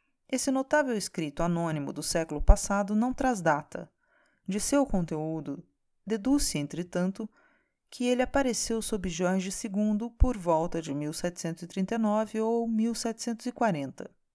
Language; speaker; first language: Portuguese; native; Portuguese